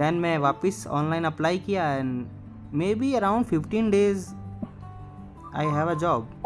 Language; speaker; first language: Hindi; native; Hindi